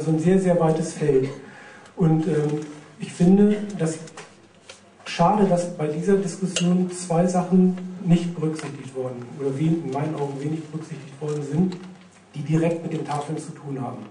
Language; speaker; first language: German; native; German